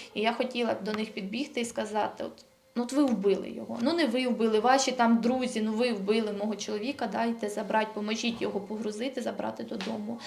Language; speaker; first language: Ukrainian; native; Ukrainian